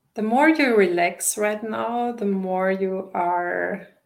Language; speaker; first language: English; non-native, fluent; German